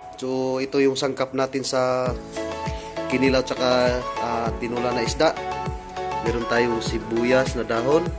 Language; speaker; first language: Filipino; non-native, local second language; Cebuano